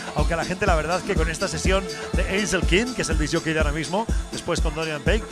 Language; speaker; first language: Spanish; native; Spanish